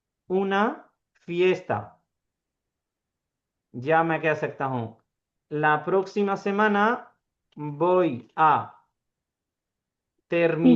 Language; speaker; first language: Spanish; non-native, fluent; Urdu